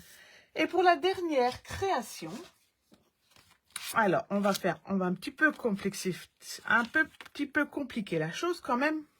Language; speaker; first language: French; native; French